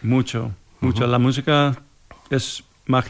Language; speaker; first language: Spanish; non-native, fluent; English